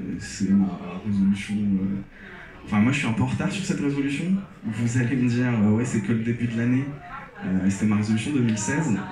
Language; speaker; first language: French; non-native, local second language; Arabic